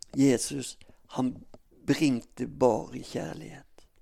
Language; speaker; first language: Norwegian; native; Norwegian